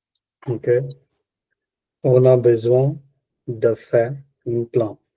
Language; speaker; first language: French; non-native, learner; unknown